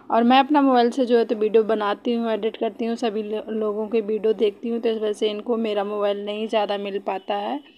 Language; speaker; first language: Hindi; native; Hindi